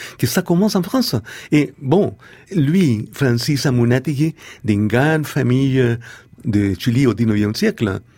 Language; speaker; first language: French; non-native, fluent; Spanish